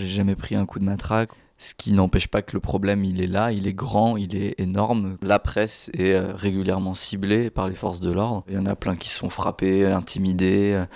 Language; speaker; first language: French; native; French